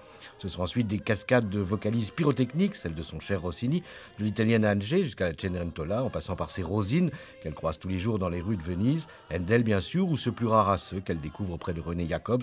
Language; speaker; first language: French; native; French